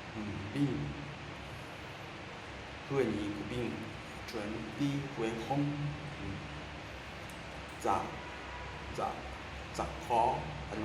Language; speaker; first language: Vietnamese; non-native, learner; Japanese